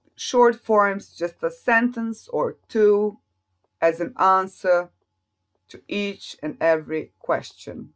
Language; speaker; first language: English; non-native, fluent; Serbian